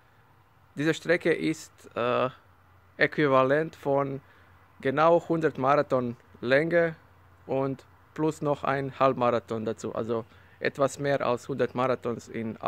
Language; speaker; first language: German; non-native, learner; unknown